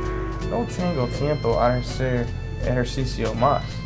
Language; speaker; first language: Spanish; non-native, learner; English